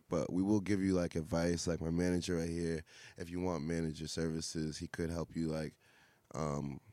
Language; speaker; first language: English; native; English